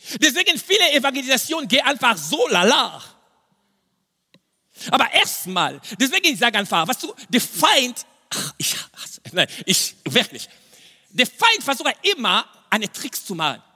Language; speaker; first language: German; non-native, fluent; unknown